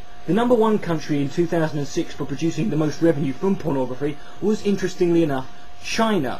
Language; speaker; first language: English; native; English